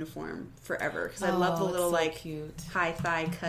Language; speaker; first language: English; native; English